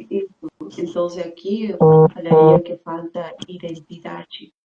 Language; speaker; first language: Portuguese; non-native, fluent; Spanish